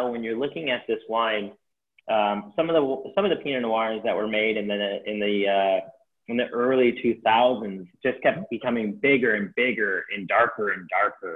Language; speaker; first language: English; native; English